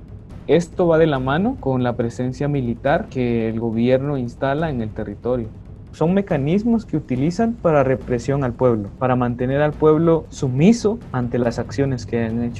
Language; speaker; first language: Spanish; native; Spanish